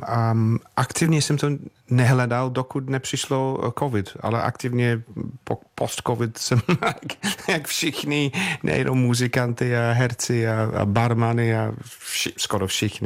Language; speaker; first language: Czech; non-native, fluent; English